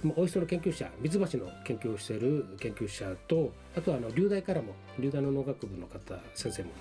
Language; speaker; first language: Japanese; native; Japanese